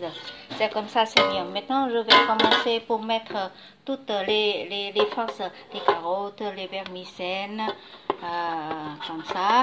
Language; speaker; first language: French; non-native, learner; Vietnamese